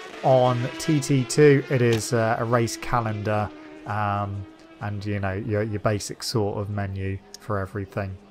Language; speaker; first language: English; native; English